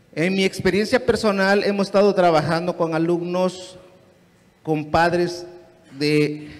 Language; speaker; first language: Spanish; non-native, local second language; Nahuatl languages